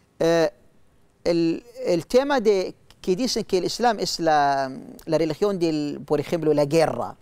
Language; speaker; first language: Spanish; non-native, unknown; Arabic